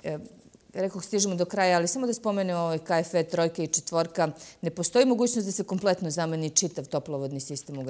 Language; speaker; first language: Serbian; native; Serbian